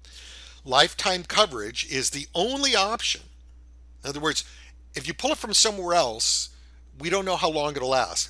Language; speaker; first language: English; native; English